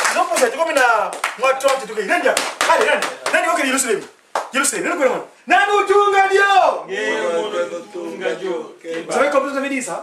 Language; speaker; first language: French; non-native, local second language; Kongo